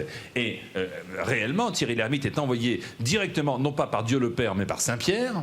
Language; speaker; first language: French; native; French